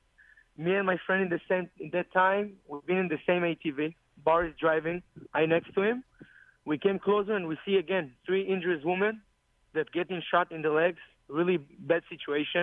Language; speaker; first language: English; non-native, learner; Hebrew